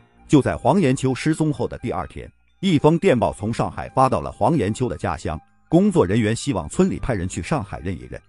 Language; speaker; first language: Chinese; native; Chinese